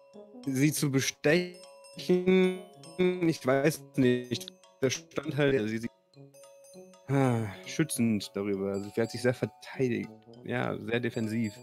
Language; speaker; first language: German; native; German